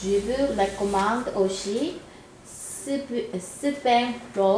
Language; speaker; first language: French; non-native, learner; Korean